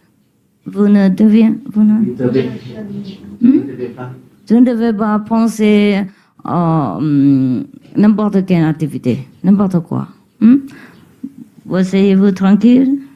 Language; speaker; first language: French; non-native, learner; Vietnamese